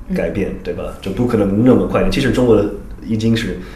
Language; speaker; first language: Chinese; non-native, fluent; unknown